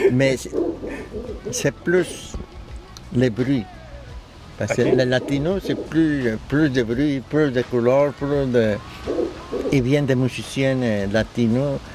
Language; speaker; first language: French; non-native, learner; Spanish